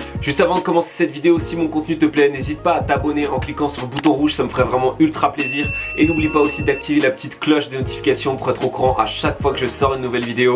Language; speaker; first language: French; native; French